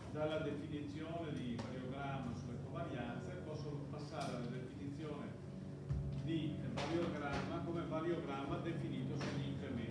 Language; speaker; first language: Italian; native; Italian